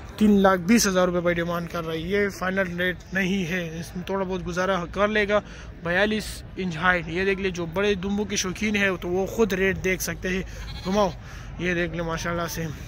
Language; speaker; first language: Urdu; non-native, local second language; Pashto